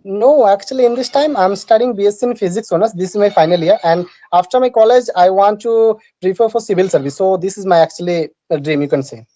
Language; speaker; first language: English; non-native, learner; Bangla